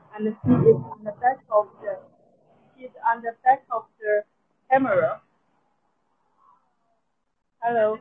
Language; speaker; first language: English; non-native, local second language; Chinese